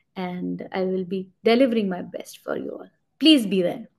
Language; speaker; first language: English; non-native, local second language; Bangla